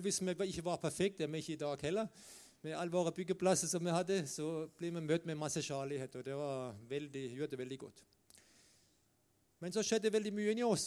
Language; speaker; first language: Norwegian; non-native, fluent; German